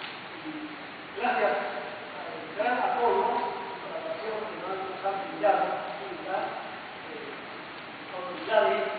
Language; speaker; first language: Spanish; non-native, fluent; Chinese